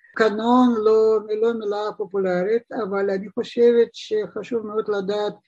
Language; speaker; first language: Hebrew; non-native, fluent; Russian